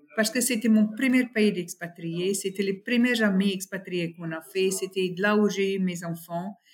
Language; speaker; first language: French; non-native, fluent; Afrikaans